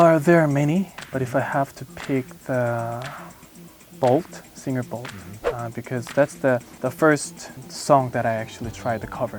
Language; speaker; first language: English; non-native, fluent; Korean